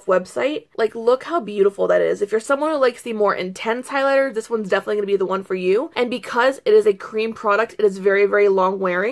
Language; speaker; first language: English; native; English